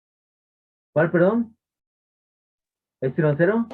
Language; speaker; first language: Spanish; native; Spanish